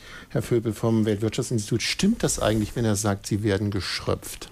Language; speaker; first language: German; native; German